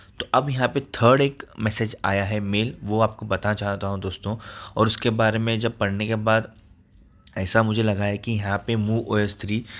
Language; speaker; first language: Hindi; native; Hindi